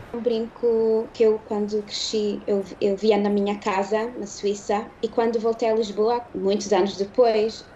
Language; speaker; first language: Portuguese; early bilingual, heritage; Portuguese